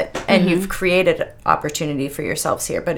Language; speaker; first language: English; native; English